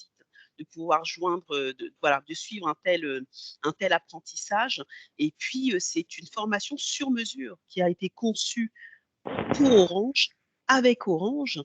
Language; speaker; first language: French; native; French